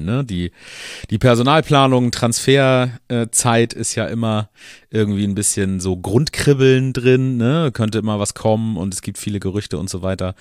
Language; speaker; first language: German; native; German